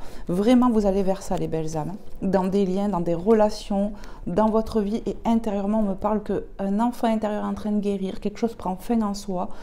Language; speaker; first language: French; native; French